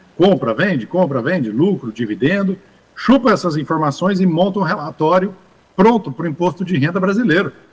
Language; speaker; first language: Portuguese; early bilingual, other home language; English